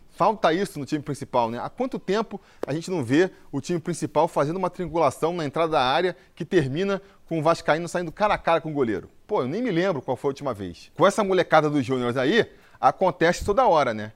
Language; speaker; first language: Portuguese; native; Portuguese